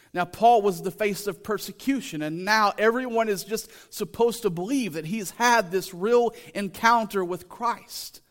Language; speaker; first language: English; native; English